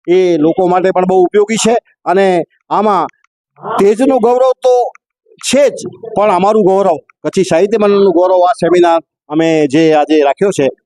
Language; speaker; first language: Gujarati; non-native, local second language; Kachhi